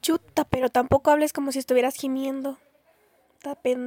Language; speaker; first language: Spanish; native; Spanish